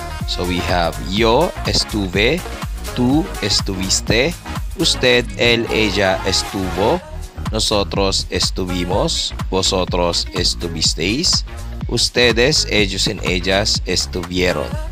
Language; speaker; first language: Spanish; non-native, fluent; Filipino